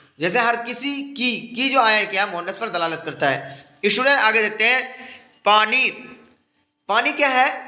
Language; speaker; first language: Urdu; native; Urdu